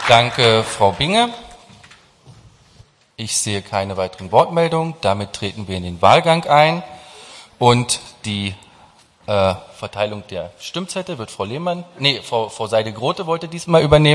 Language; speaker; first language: German; native; German